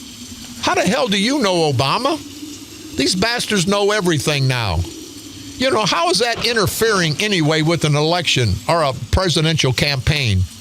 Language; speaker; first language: English; native; English